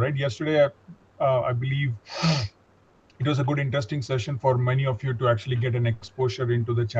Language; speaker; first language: English; non-native, local second language; Tamil